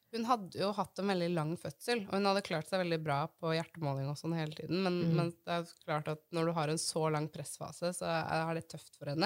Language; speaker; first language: Norwegian; native; Norwegian